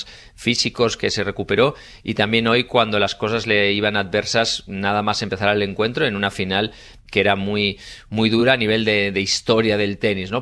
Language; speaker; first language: Spanish; native; Spanish